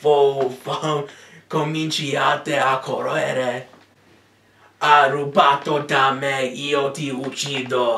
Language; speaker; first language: Italian; non-native, learner; English